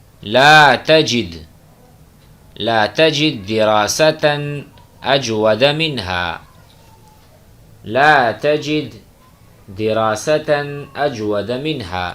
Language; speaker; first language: Arabic; non-native, fluent; Urdu